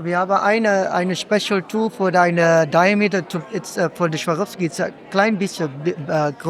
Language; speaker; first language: German; non-native, learner; Dutch